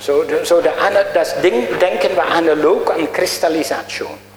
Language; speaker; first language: German; native; German